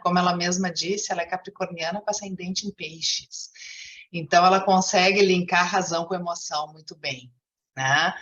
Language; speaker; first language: Portuguese; native; Portuguese